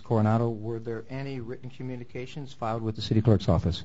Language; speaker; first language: English; native; English